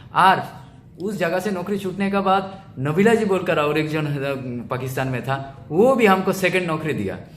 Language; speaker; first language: Hindi; non-native, local second language; Bangla